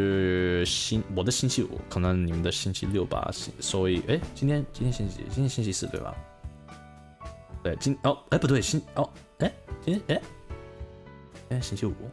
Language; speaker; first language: Chinese; non-native, learner; English